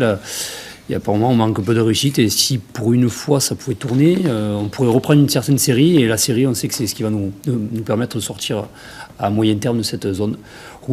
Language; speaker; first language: French; native; French